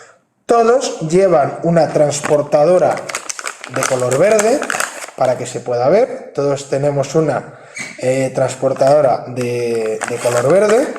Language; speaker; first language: Spanish; native; Spanish